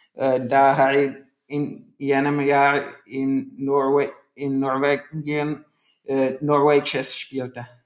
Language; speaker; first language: German; non-native, learner; Czech